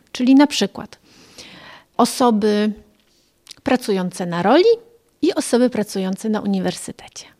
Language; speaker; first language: Polish; early bilingual, other home language; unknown